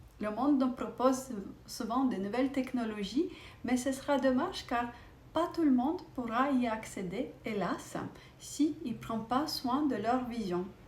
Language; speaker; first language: French; non-native, fluent; Russian